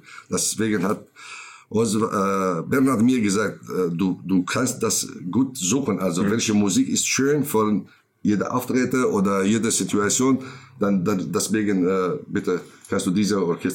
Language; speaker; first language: German; non-native, learner; Kurdish